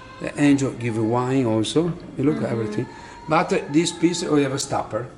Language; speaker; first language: English; non-native, learner; Italian